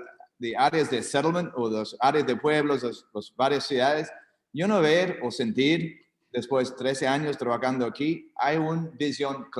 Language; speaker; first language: Spanish; non-native, learner; English